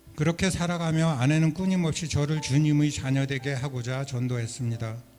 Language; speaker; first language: Korean; native; Korean